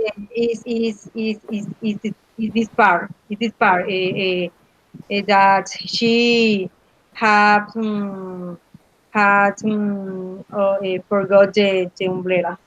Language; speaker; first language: English; non-native, learner; Spanish